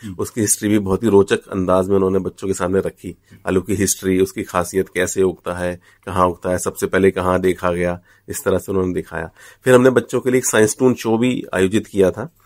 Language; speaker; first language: Hindi; native; Hindi